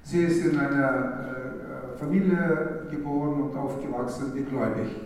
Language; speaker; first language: German; non-native, fluent; Russian